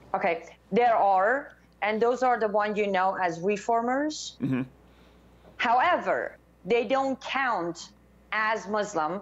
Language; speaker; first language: English; non-native, fluent; Persian